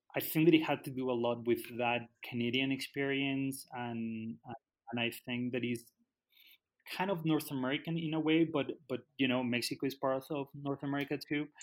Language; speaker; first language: English; non-native, fluent; Spanish